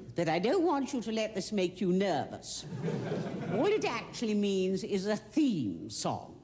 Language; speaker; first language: English; native; English